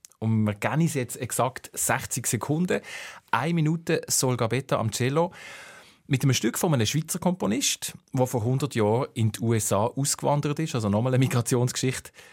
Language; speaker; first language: German; native; German